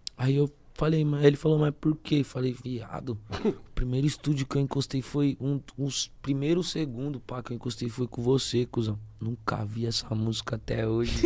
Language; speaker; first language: Portuguese; native; Portuguese